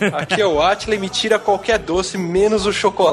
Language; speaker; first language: Portuguese; native; Portuguese